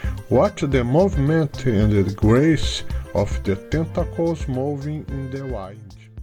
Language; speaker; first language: English; non-native, fluent; Portuguese